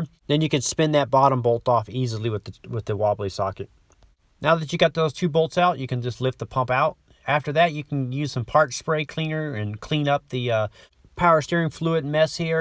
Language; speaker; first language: English; native; English